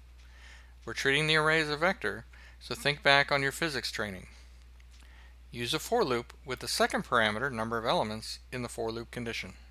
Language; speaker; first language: English; native; English